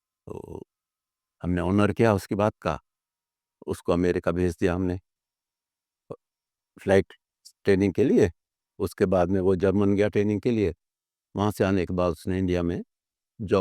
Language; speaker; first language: Hindi; native; Hindi